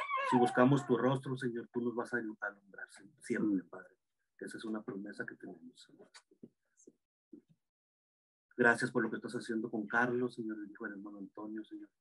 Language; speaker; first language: Spanish; native; Spanish